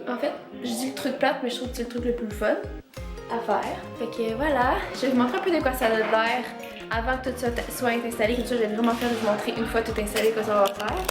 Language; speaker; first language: French; native; French